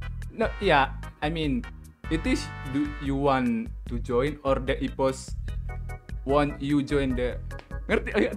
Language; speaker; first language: English; non-native, learner; Indonesian